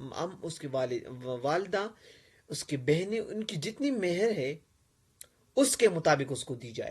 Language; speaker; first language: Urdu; non-native, local second language; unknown